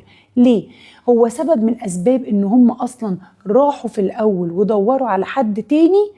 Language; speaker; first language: Arabic; native; Arabic